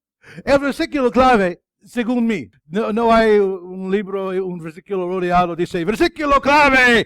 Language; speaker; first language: Spanish; non-native, fluent; English